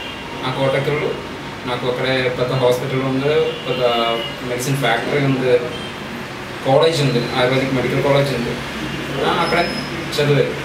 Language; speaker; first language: Telugu; non-native, learner; Malayalam